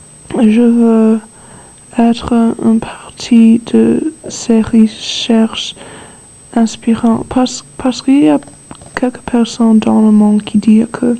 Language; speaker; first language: French; non-native, learner; English